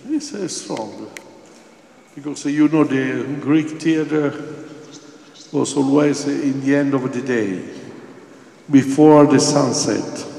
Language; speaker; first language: English; non-native, fluent; Italian